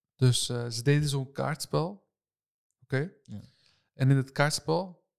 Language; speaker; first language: Dutch; early bilingual, other home language; Turkish